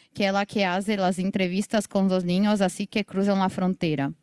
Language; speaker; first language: Spanish; non-native, learner; Portuguese